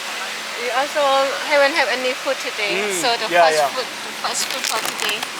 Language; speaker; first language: English; non-native, learner; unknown